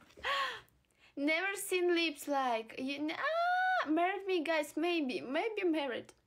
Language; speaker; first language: English; non-native, learner; Russian